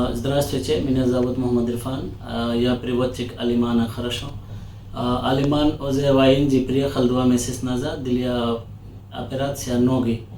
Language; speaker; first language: Russian; non-native, learner; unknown